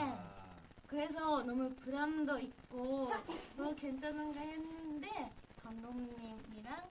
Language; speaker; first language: Korean; non-native, learner; Japanese